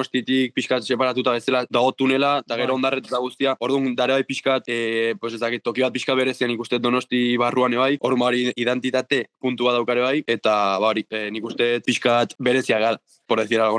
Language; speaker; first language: Basque; native; Basque